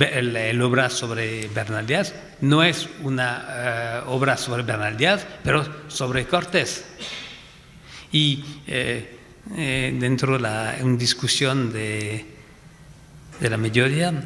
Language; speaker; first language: Spanish; non-native, fluent; French